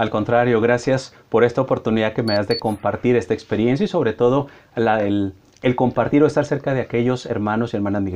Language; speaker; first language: Spanish; native; Spanish